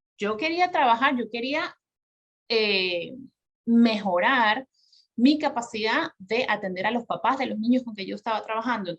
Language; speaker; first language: Spanish; native; Spanish